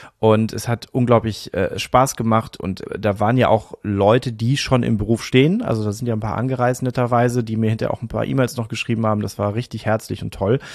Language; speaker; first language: German; native; German